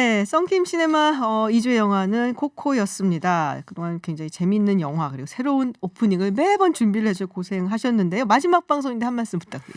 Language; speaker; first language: Korean; native; Korean